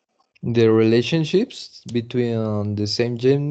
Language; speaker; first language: English; non-native, learner; Spanish